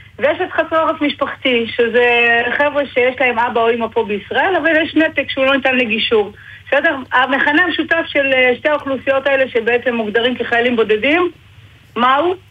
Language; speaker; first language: Hebrew; native; Hebrew